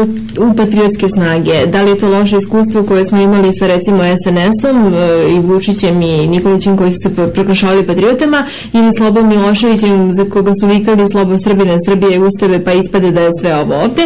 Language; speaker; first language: Serbian; native; Serbian